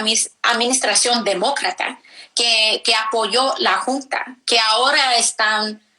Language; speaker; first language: Spanish; early bilingual, heritage; English